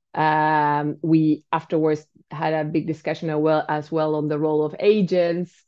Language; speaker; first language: English; non-native, fluent; Spanish